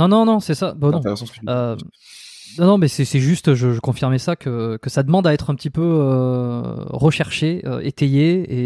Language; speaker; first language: French; native; French